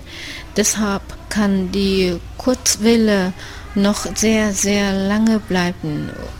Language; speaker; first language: German; non-native, fluent; Vietnamese